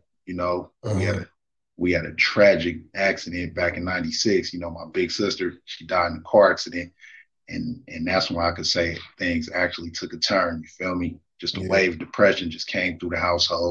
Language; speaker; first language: English; native; English